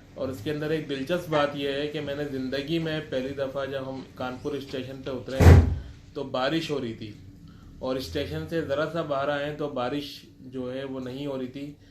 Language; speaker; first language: Urdu; native; Urdu